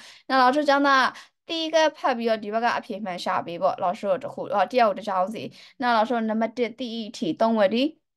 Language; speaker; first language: Chinese; native; Chinese